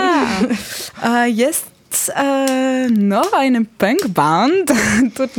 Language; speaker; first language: German; non-native, learner; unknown